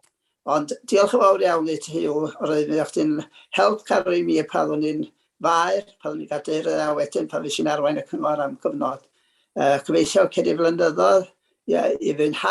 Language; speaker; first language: Welsh; native; Welsh